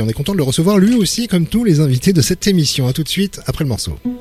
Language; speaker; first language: French; native; French